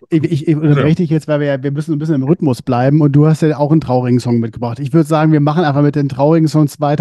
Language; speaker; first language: German; native; German